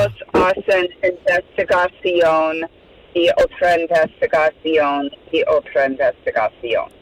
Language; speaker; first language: Spanish; non-native, fluent; English